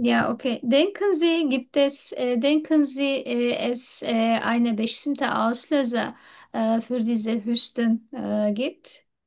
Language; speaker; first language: German; non-native, learner; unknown